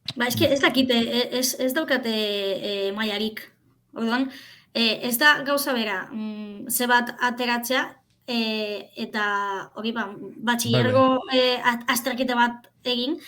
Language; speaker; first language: Basque; non-native, fluent; Catalan